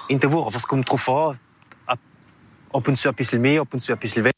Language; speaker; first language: German; non-native, local second language; French